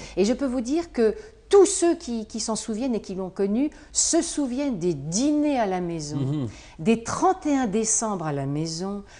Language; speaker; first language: French; native; French